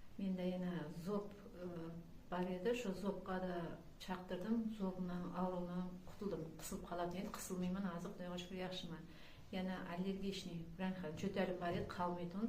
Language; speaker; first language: Uzbek; non-native, local second language; Kara-Kalpak